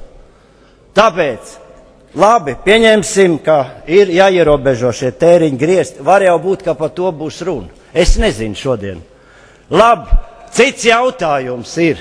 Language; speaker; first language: Latvian; native; Latvian